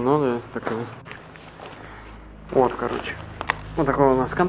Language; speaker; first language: Russian; native; Russian